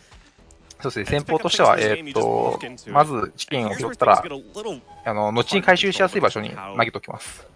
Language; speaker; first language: Japanese; native; Japanese